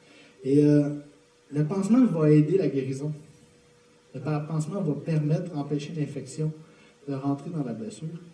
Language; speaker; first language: French; native; French